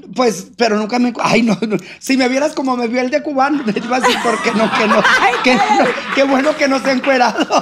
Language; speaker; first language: Spanish; native; Spanish